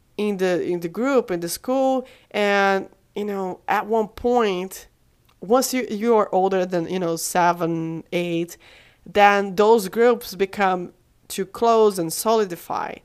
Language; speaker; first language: English; non-native, fluent; Portuguese